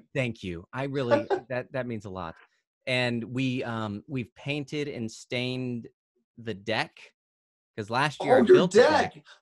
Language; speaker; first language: English; native; English